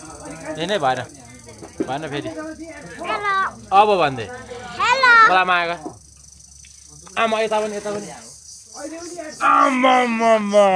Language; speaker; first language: Nepali; non-native, learner; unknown